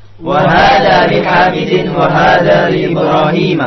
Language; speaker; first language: Arabic; non-native, learner; Indonesian